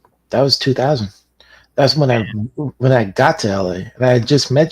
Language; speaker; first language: English; native; English